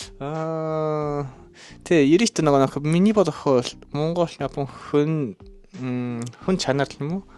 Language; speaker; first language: Mongolian; non-native, learner; Japanese